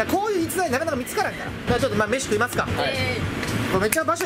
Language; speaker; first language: Japanese; native; Japanese